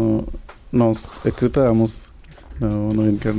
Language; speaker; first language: Portuguese; non-native, learner; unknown